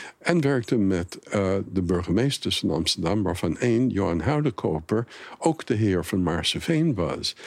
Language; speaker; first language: Dutch; non-native, fluent; English